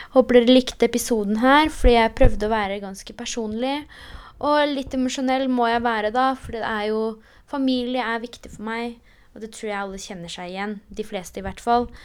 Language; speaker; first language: Norwegian; early bilingual, other home language; Polish